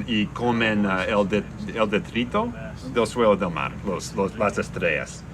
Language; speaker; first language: Spanish; non-native, learner; English